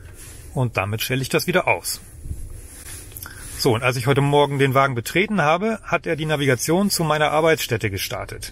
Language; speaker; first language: German; native; German